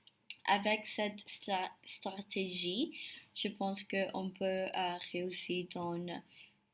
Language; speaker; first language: French; non-native, learner; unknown